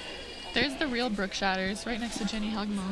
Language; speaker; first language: English; native; English